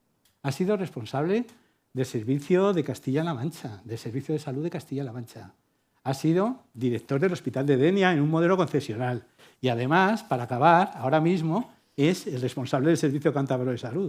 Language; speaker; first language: Spanish; native; Spanish